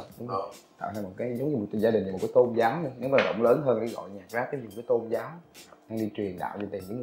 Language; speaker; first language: Vietnamese; native; Vietnamese